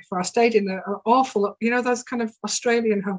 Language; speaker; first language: English; native; English